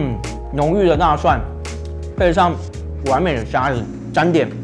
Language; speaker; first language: Chinese; native; Chinese